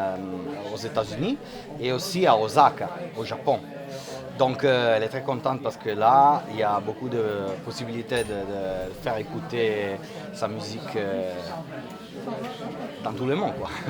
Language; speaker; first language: French; non-native, fluent; Italian